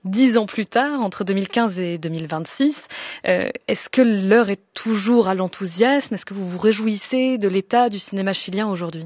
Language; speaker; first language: French; native; French